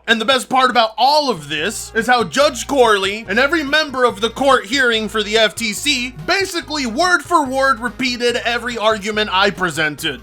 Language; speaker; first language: English; native; English